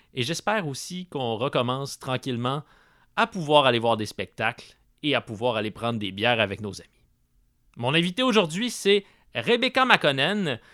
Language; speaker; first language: French; native; French